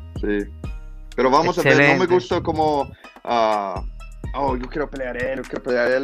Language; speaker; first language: Spanish; early bilingual, heritage; English